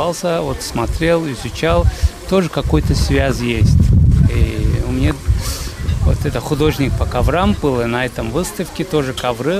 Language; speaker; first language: Russian; non-native, fluent; Azerbaijani